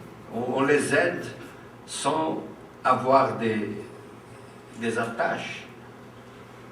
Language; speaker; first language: French; non-native, fluent; Portuguese